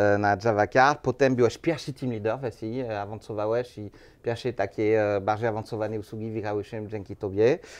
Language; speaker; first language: Polish; non-native, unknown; French